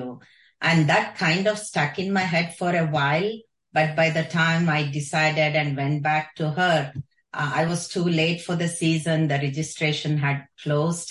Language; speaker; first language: English; non-native, local second language; Kannada